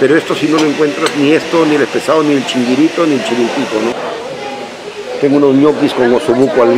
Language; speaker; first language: Spanish; native; Spanish